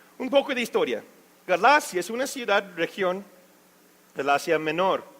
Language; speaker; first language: Spanish; non-native, fluent; English